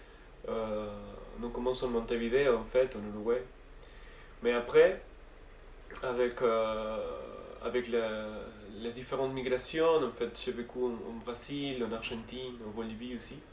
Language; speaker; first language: French; non-native, learner; Spanish